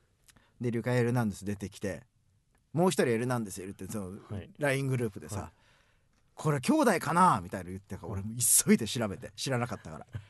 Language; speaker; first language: Japanese; native; Japanese